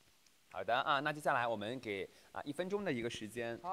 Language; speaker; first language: Chinese; native; Chinese